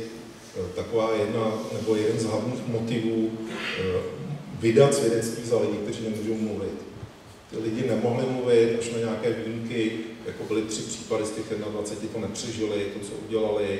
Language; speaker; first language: Czech; native; Czech